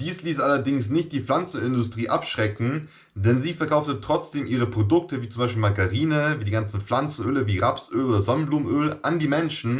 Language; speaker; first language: German; native; German